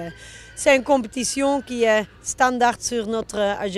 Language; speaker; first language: French; non-native, local second language; Dutch